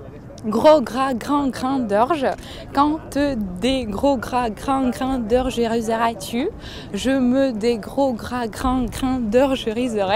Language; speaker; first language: French; non-native, fluent; Russian